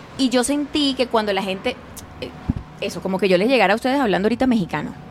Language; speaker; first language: Spanish; native; Spanish